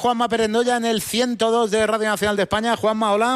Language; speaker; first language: Spanish; native; Spanish